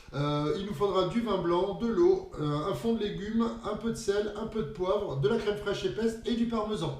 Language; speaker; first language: French; native; French